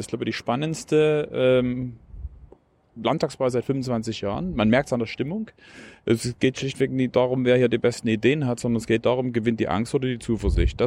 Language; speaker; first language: German; native; German